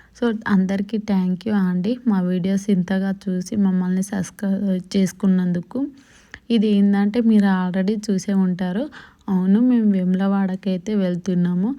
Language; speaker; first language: Telugu; non-native, local second language; Lambadi